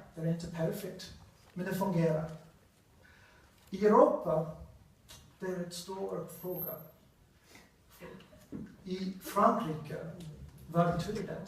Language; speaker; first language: Swedish; non-native, learner; English